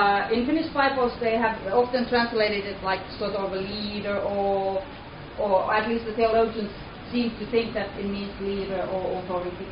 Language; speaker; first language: English; non-native, fluent; Finnish